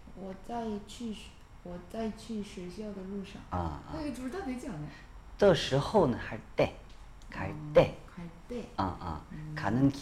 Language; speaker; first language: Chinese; non-native, learner; Korean